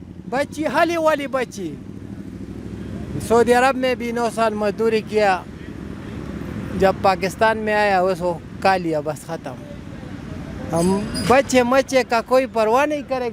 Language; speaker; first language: Hindi; non-native, local second language; Pashto